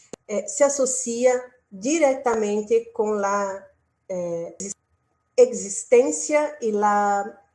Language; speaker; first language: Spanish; non-native, learner; Portuguese